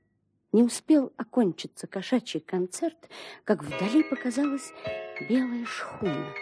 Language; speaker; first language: Russian; native; Russian